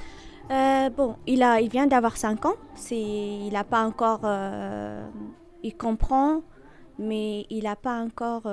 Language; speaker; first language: French; non-native, fluent; Amharic